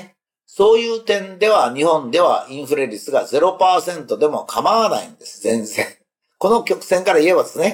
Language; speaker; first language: Japanese; native; Japanese